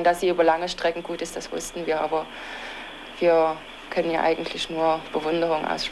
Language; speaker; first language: German; native; German